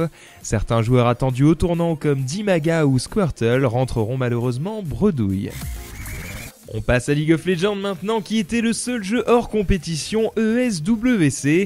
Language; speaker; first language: French; native; French